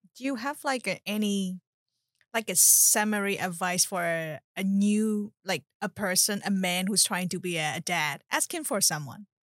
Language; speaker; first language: English; non-native, fluent; Burmese